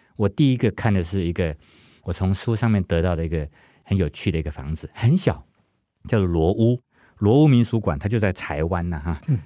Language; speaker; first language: Chinese; non-native, local second language; Hakka Chinese